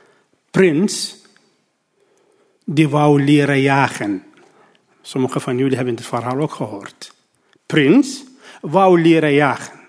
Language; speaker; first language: Dutch; non-native, learner; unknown